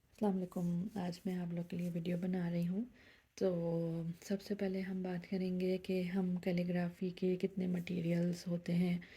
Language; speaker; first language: Urdu; native; Urdu